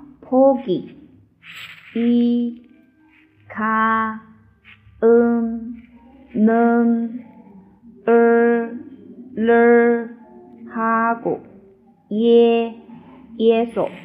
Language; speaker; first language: Korean; non-native, learner; Chinese